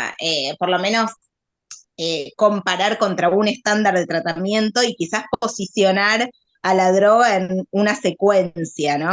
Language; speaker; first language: Spanish; native; Spanish